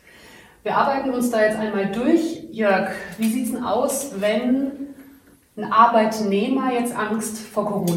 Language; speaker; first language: German; native; German